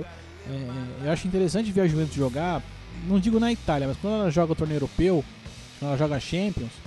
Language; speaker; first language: Portuguese; native; Portuguese